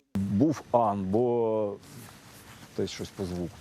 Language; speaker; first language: Ukrainian; native; Ukrainian